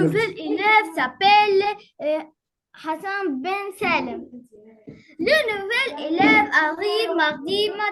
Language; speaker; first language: French; non-native, learner; Arabic